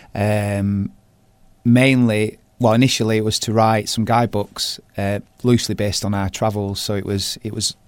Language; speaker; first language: English; native; English